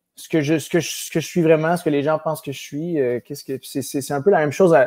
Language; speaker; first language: French; native; French